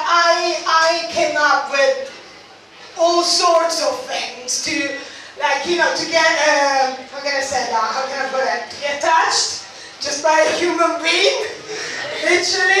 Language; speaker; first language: English; non-native, fluent; Italian